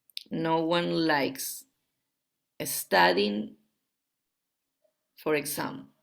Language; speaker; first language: English; non-native, learner; Spanish